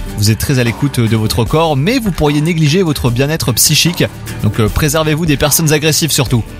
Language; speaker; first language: French; native; French